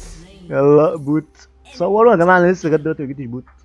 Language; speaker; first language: Arabic; native; Arabic